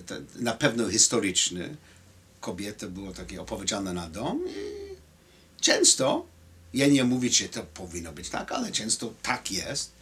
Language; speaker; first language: Polish; non-native, fluent; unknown